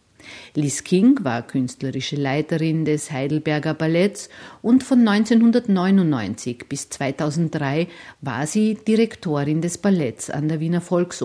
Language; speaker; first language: German; native; German